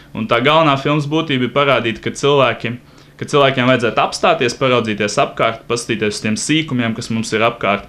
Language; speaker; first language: Latvian; non-native, local second language; Russian